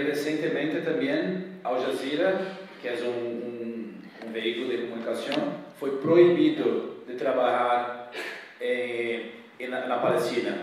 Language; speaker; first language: Spanish; non-native, fluent; Portuguese